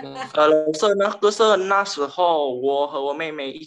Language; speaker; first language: Chinese; non-native, learner; Indonesian